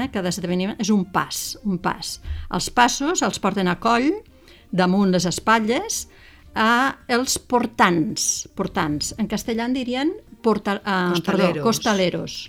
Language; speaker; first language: Catalan; native; Catalan